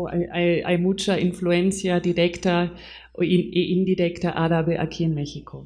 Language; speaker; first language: Spanish; non-native, fluent; German